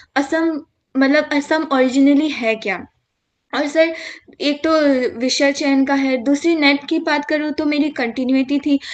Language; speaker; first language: Hindi; non-native, local second language; Assamese